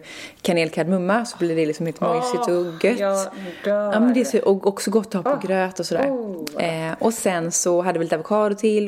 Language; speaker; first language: Swedish; native; Swedish